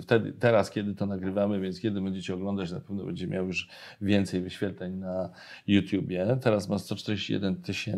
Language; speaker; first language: Polish; native; Polish